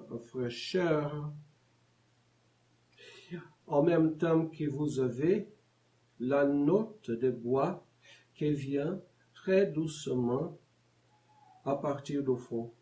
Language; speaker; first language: French; non-native, learner; Portuguese